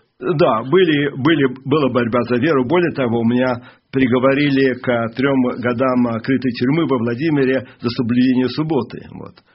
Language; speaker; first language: Russian; native; Russian